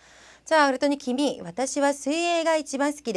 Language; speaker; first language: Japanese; non-native, fluent; Korean